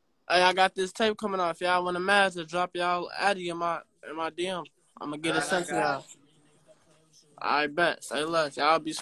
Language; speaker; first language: English; native; English